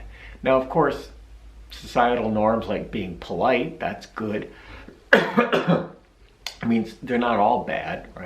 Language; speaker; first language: English; native; English